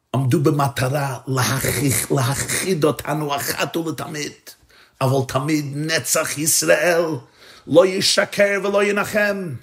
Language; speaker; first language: Hebrew; non-native, fluent; English